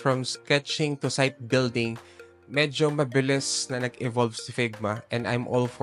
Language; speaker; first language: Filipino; native; Filipino